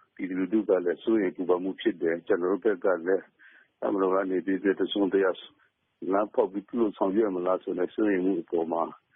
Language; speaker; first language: Burmese; non-native, local second language; Karen languages